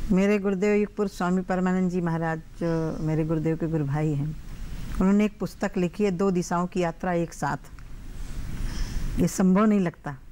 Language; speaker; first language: Hindi; native; Hindi